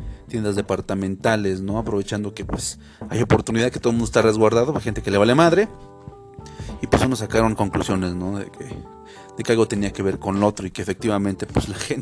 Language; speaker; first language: Spanish; native; Spanish